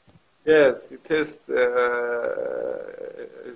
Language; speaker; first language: English; non-native, learner; Kurdish